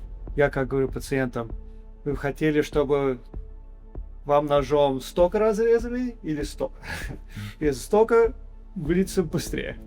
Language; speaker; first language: Russian; early bilingual, heritage; English